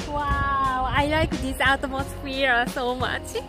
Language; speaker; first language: English; non-native, learner; Japanese